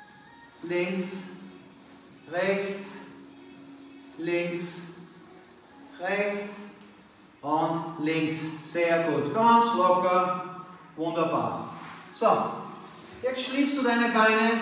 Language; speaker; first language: German; native; German